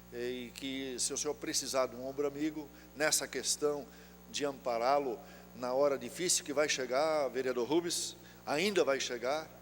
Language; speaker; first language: Portuguese; native; Portuguese